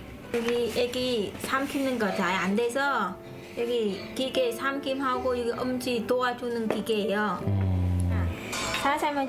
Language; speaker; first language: Korean; non-native, learner; Vietnamese